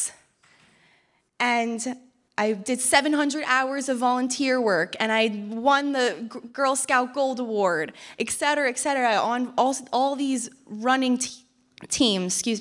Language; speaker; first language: English; native; English